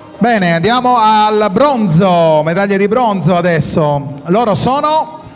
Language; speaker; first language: Italian; native; Italian